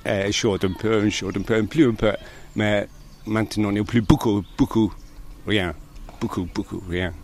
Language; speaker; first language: French; non-native, learner; English